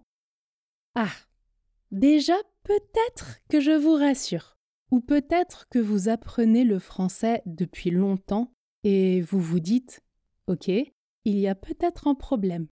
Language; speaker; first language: French; native; French